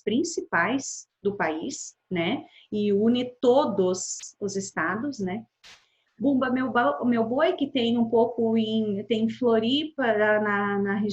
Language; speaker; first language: Portuguese; native; Portuguese